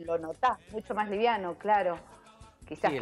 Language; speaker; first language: Spanish; native; Spanish